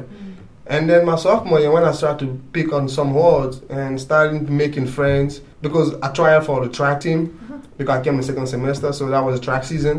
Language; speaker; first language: English; non-native, fluent; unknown